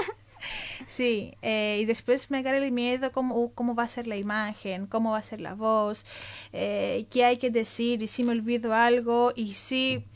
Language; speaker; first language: Spanish; non-native, fluent; Greek